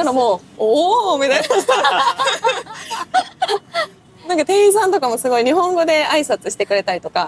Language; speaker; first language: Japanese; native; Japanese